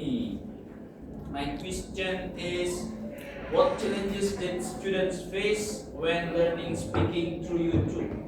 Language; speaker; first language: English; non-native, fluent; Indonesian